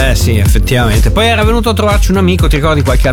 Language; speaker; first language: Italian; native; Italian